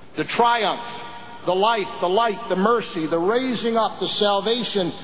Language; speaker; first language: English; native; English